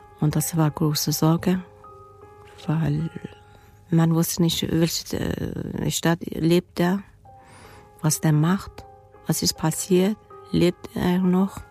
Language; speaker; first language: German; non-native, learner; Persian